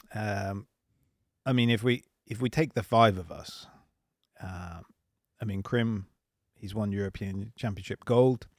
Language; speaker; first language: English; native; English